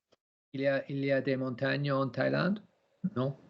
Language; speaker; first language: French; non-native, learner; English